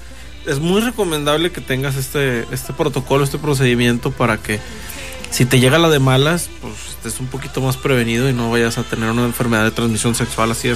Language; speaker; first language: Spanish; native; Spanish